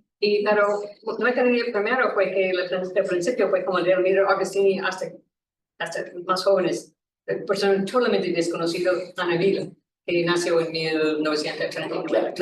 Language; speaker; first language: Spanish; non-native, learner; English